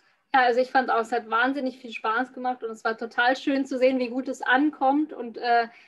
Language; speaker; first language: German; native; German